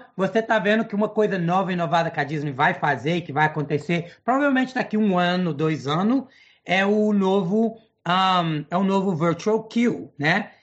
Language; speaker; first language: Portuguese; non-native, fluent; English